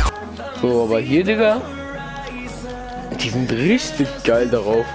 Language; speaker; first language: German; native; German